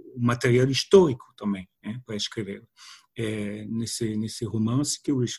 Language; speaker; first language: Portuguese; non-native, fluent; French